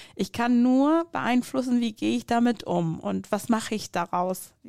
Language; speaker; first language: German; non-native, fluent; Persian